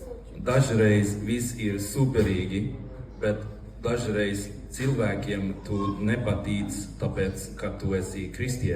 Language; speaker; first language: Latvian; early bilingual, heritage; Swedish